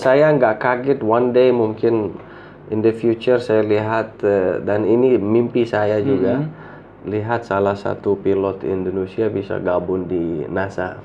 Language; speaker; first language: Indonesian; non-native, fluent; Arabic